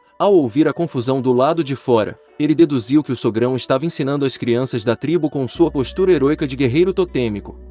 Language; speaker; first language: Portuguese; native; Portuguese